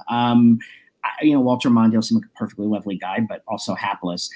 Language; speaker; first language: English; native; English